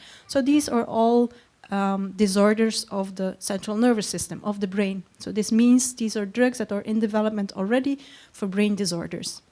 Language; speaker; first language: English; non-native, fluent; Dutch